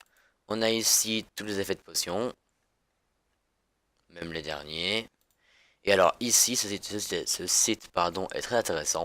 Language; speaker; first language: French; native; French